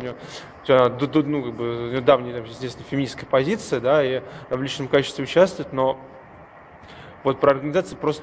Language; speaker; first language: Russian; native; Russian